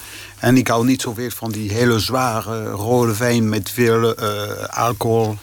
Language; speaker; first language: Dutch; non-native, fluent; French